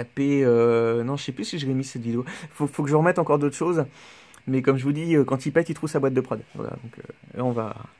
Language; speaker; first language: French; native; French